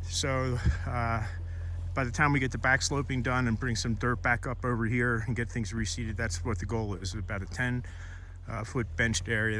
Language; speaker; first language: English; native; English